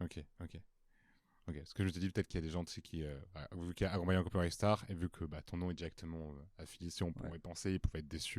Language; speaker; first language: French; native; French